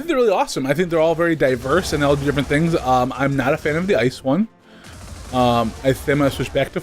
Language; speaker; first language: English; native; English